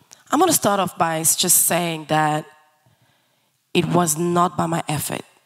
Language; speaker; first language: English; early bilingual, other home language; Lingala